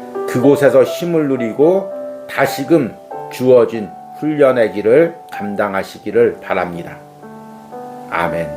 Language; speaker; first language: Korean; native; Korean